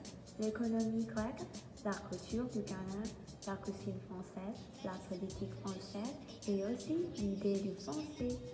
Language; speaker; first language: French; non-native, learner; Thai